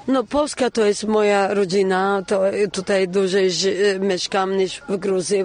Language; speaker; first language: Polish; non-native, fluent; Georgian